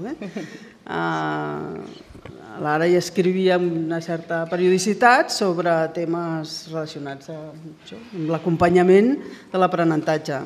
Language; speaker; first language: Catalan; native; Catalan